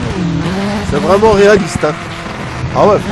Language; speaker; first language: French; native; French